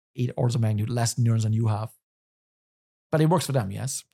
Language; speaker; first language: English; non-native, fluent; German